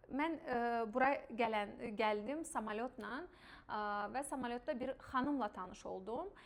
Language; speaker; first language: Azerbaijani; non-native, local second language; Russian